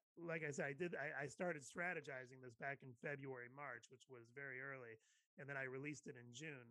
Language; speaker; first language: English; native; English